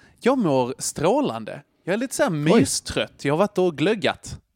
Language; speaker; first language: Swedish; native; Swedish